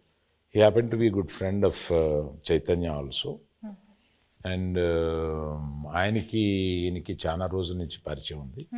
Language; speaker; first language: Telugu; native; Telugu